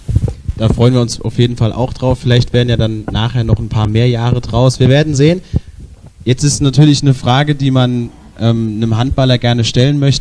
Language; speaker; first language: German; native; German